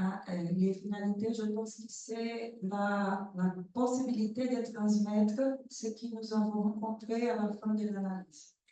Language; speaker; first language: French; non-native, learner; Portuguese